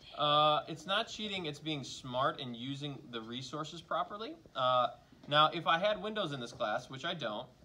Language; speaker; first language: English; native; English